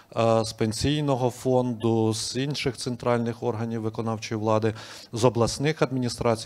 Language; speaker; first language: Ukrainian; native; Ukrainian